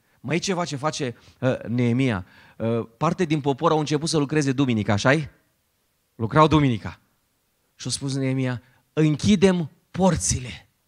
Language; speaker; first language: Romanian; native; Romanian